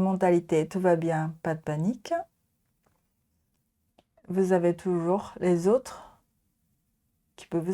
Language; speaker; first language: French; non-native, fluent; Japanese